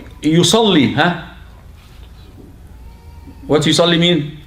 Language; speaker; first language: Arabic; non-native, fluent; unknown